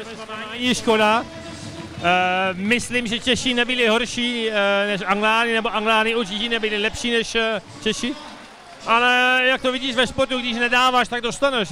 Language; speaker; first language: Czech; early bilingual, heritage; Czech